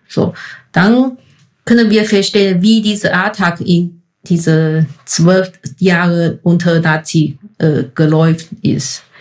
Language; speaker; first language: German; non-native, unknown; Chinese